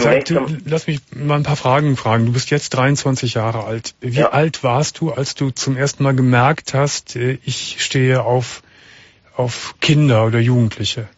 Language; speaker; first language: German; native; German